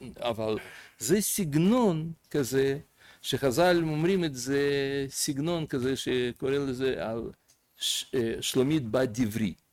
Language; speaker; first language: Hebrew; native; Hebrew